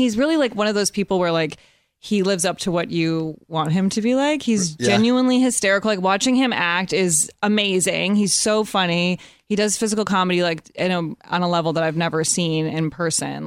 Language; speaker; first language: English; native; English